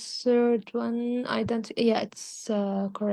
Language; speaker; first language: English; non-native, learner; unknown